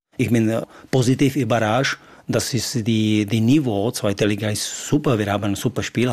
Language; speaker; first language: German; non-native, learner; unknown